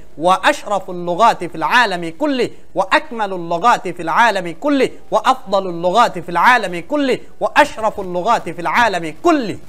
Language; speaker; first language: Arabic; non-native, fluent; Bangla